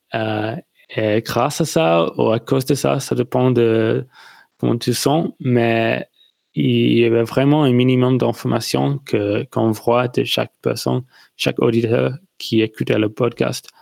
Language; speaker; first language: French; non-native, fluent; English